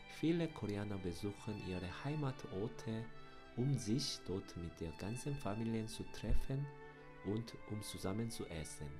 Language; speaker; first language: German; non-native, fluent; Korean